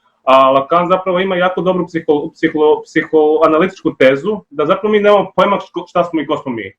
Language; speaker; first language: Bosnian; native; Bosnian